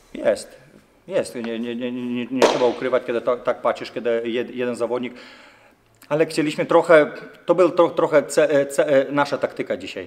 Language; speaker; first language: Polish; non-native, fluent; Lithuanian